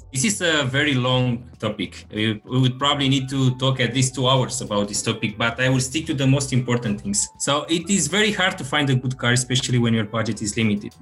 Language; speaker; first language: English; non-native, fluent; Romanian